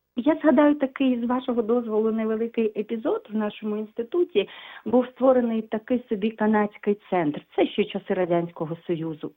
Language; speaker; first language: Ukrainian; non-native, local second language; Russian